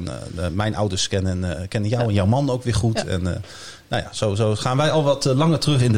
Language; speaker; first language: Dutch; native; Dutch